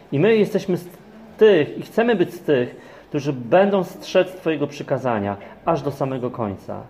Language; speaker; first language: Polish; native; Polish